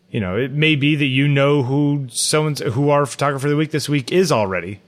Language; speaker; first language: English; early bilingual, other home language; Ukrainian